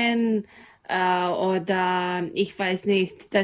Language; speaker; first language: German; non-native, learner; Serbian